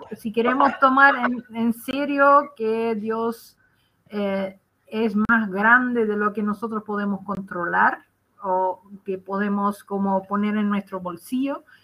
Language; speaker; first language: Spanish; non-native, fluent; Dutch